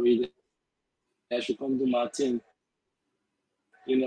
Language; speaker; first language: English; non-native, local second language; Igbo